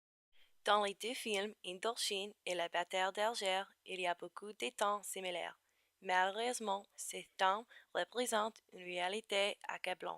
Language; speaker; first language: French; non-native, learner; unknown